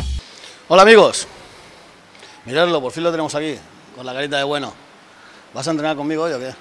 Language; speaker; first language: Spanish; native; Spanish